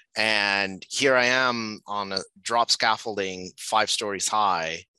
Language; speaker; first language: English; non-native, fluent; Spanish